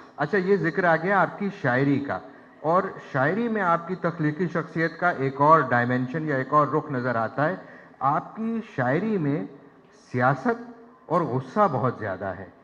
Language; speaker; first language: Urdu; native; Urdu